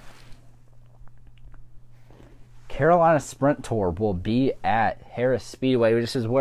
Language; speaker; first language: English; native; English